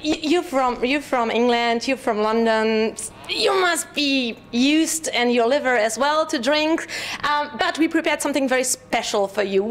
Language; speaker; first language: English; non-native, fluent; German